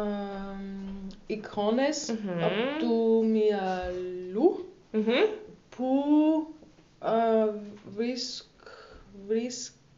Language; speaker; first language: Greek; non-native, learner; German